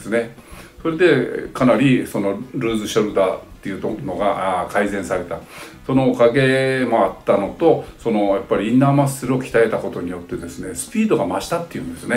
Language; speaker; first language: Japanese; native; Japanese